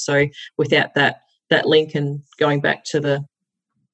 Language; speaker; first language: English; native; English